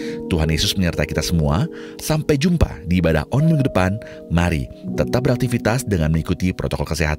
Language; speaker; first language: Indonesian; native; Indonesian